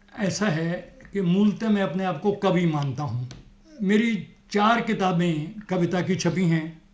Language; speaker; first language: Hindi; non-native, local second language; Punjabi